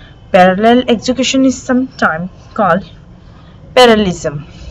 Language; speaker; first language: English; non-native, local second language; Urdu